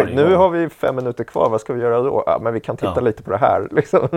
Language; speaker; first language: Swedish; native; Swedish